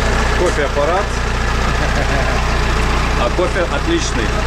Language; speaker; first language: Russian; native; Russian